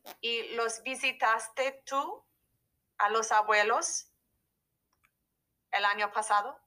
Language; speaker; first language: Spanish; non-native, fluent; English